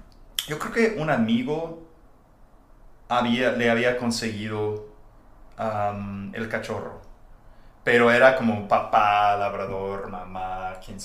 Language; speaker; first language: Spanish; non-native, fluent; English